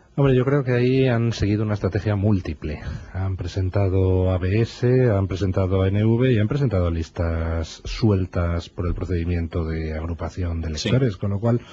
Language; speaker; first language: Spanish; native; Spanish